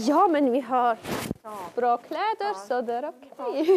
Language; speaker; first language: Swedish; non-native, learner; German